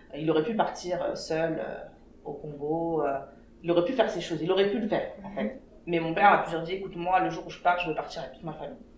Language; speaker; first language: French; early bilingual, other home language; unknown